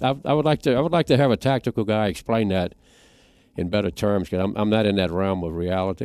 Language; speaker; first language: English; native; English